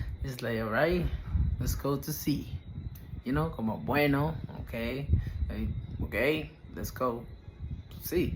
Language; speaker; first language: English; non-native, fluent; Spanish